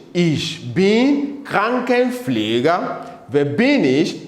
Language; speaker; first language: German; non-native, fluent; English